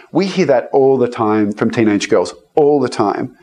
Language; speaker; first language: English; native; English